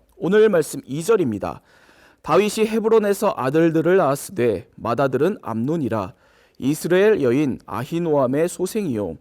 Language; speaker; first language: Korean; native; Korean